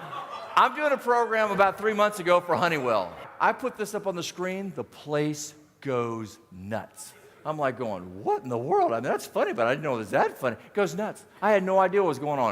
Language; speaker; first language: English; native; English